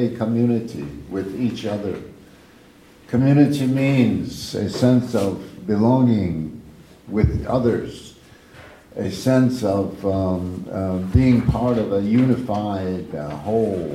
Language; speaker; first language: English; early bilingual, other home language; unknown